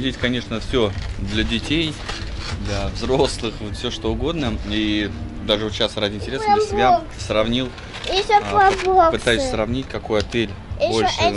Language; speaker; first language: Russian; native; Russian